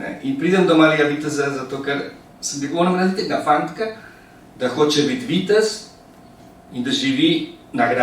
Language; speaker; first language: Slovenian; early bilingual, heritage; Slovenian